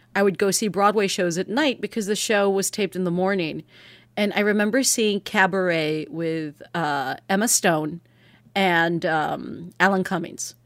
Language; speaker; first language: English; early bilingual, other home language; Spanish